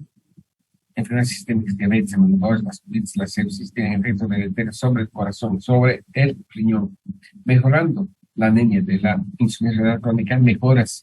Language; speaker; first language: Spanish; native; Spanish